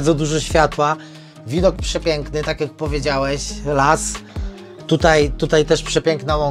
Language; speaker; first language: Polish; native; Polish